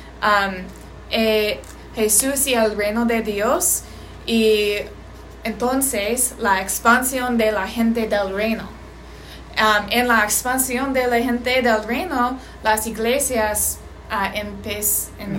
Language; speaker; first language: Spanish; non-native, learner; English